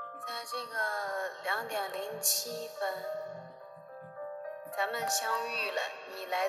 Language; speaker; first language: Chinese; native; Chinese